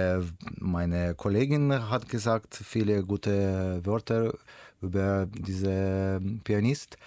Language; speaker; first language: German; non-native, learner; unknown